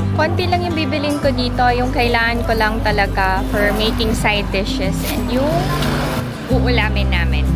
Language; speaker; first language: Filipino; native; Filipino